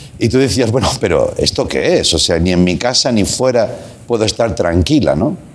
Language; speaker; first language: Spanish; non-native, local second language; Catalan